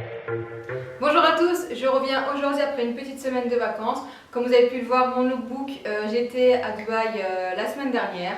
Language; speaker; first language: French; native; French